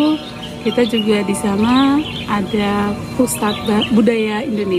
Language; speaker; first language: Indonesian; non-native, local second language; Tetum